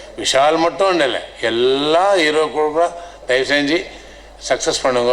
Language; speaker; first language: Tamil; non-native, learner; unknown